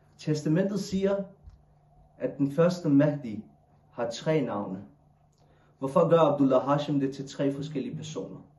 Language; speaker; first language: Danish; non-native, local second language; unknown